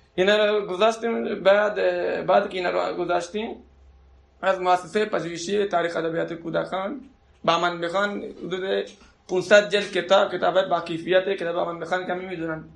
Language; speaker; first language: Persian; non-native, local second language; Baluchi